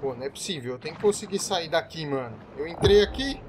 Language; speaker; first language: Portuguese; native; Portuguese